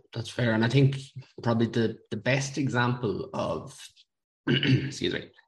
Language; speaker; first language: English; native; English